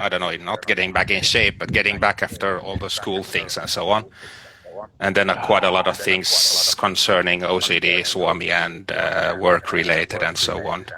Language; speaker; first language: English; non-native, fluent; Finnish